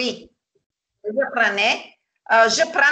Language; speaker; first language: French; non-native, learner; Italian